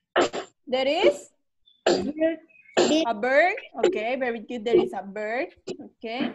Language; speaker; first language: English; non-native, learner; Spanish